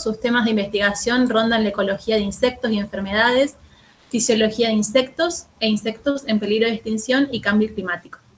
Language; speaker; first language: Spanish; native; Spanish